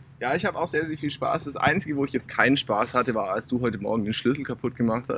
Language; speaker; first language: German; native; German